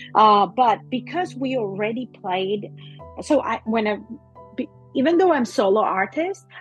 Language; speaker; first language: English; non-native, fluent; Russian